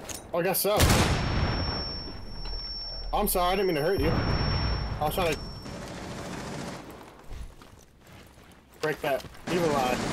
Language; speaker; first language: English; native; English